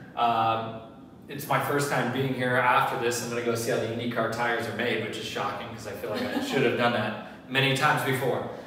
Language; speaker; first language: English; native; English